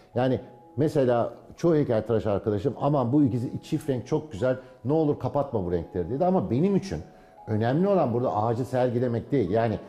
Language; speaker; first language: Turkish; native; Turkish